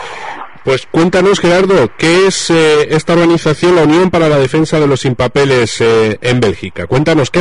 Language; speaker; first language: Spanish; native; Spanish